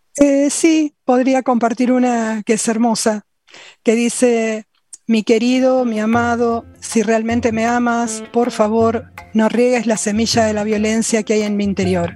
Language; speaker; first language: Spanish; native; Spanish